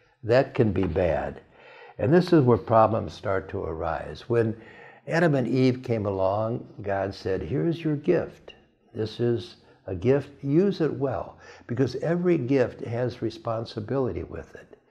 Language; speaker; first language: English; native; English